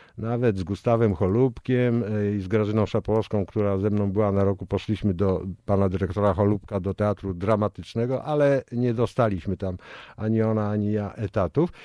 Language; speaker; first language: Polish; native; Polish